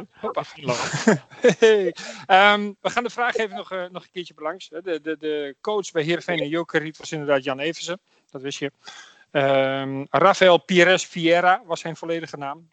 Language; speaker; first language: Dutch; native; Dutch